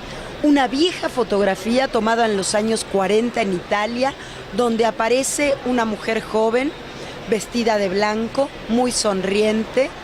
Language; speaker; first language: Spanish; native; Spanish